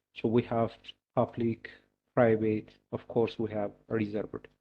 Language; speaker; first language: English; non-native, local second language; Amharic